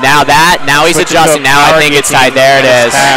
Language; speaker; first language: English; native; English